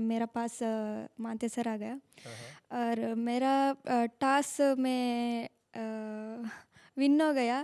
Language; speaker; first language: Hindi; non-native, local second language; Kannada